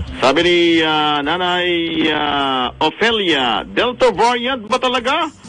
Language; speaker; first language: Filipino; non-native, local second language; Hiligaynon